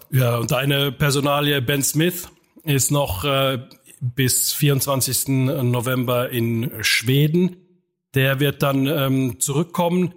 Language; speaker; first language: German; non-native, fluent; Finnish